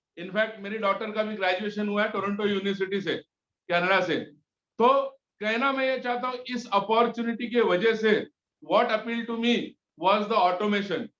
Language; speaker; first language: Hindi; native; Hindi